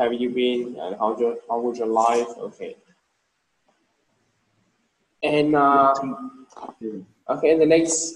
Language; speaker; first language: English; non-native, learner; Vietnamese